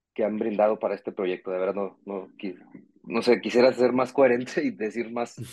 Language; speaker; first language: Spanish; native; Spanish